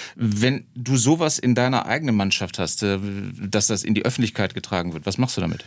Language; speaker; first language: German; native; German